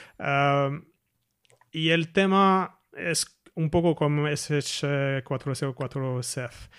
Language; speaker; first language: Spanish; non-native, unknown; French